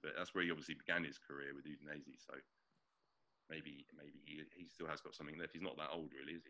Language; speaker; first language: English; native; English